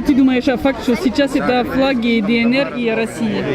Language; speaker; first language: Russian; non-native, fluent; French